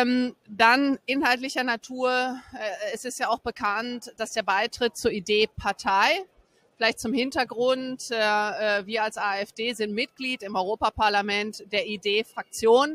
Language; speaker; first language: German; native; German